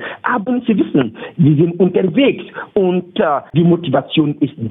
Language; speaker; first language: German; non-native, fluent; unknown